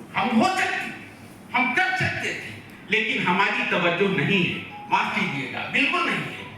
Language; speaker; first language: Urdu; native; Urdu